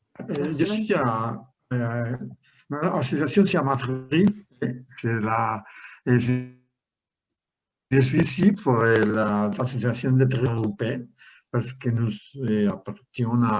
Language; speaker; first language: French; non-native, learner; Spanish